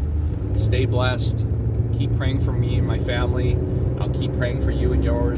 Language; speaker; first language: English; native; English